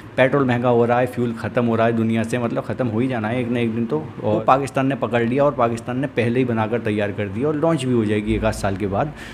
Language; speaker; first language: Hindi; native; Hindi